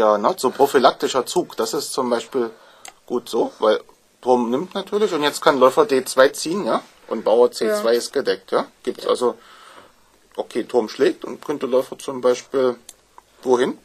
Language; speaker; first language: German; native; German